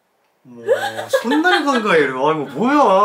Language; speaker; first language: Japanese; non-native, fluent; Korean